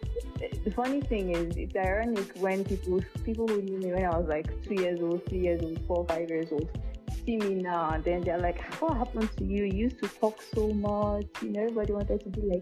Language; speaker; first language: English; non-native, local second language; Yoruba